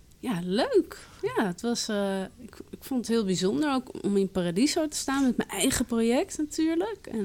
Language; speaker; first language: Dutch; early bilingual, other home language; Arabic